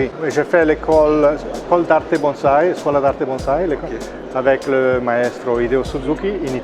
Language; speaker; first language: French; non-native, local second language; Italian